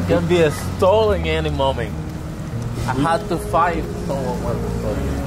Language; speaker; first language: English; non-native, learner; Spanish